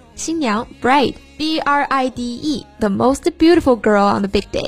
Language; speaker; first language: English; non-native, fluent; Chinese